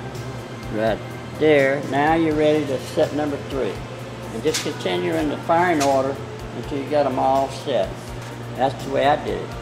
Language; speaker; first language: English; native; English